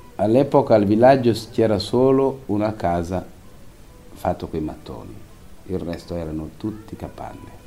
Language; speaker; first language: Italian; non-native, fluent; Wolof